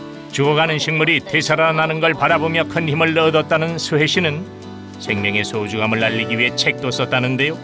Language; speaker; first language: Korean; native; Korean